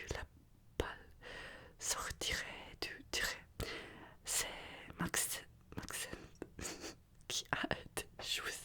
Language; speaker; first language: French; non-native, learner; Russian